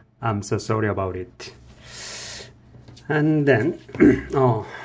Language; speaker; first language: English; non-native, learner; Korean